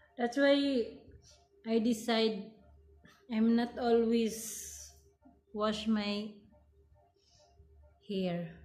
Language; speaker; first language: English; non-native, local second language; Filipino